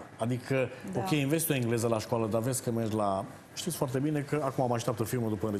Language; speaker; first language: Romanian; native; Romanian